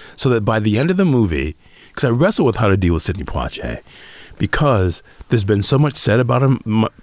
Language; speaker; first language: English; native; English